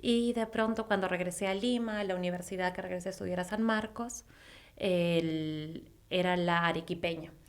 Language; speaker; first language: Spanish; native; Spanish